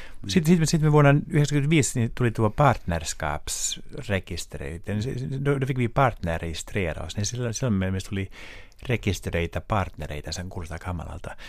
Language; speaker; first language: Finnish; non-native, local second language; Swedish